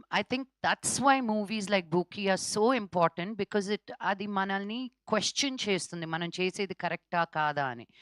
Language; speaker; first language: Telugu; native; Telugu